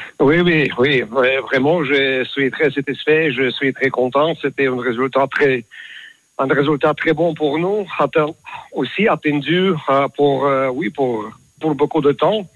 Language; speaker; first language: French; non-native, learner; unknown